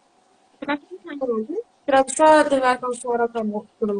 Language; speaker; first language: Indonesian; non-native, learner; Turkish